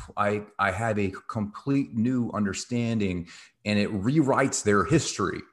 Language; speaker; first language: English; native; English